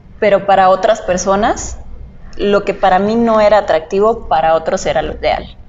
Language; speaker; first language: Spanish; native; Spanish